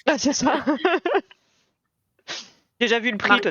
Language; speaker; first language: French; native; French